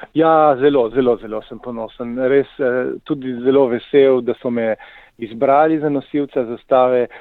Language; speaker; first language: Slovenian; native; Slovenian